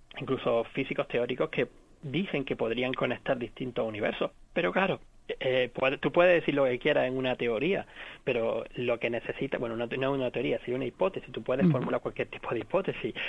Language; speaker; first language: Spanish; native; Spanish